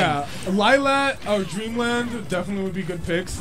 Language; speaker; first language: English; native; English